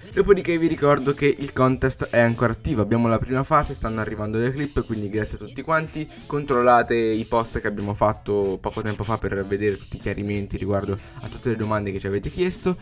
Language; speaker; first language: Italian; native; Italian